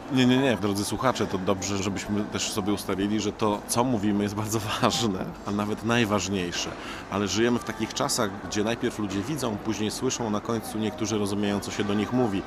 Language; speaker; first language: Polish; native; Polish